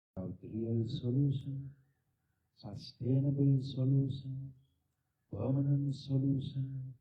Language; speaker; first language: English; non-native, local second language; Sinhala